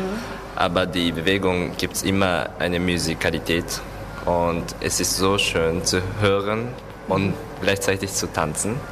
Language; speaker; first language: German; non-native, learner; Japanese